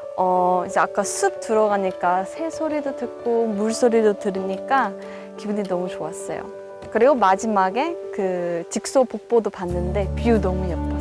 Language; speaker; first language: Korean; non-native, fluent; English